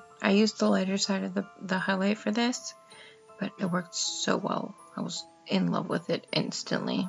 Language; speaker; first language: English; native; English